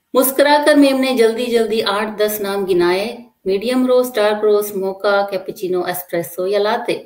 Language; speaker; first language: Hindi; native; Hindi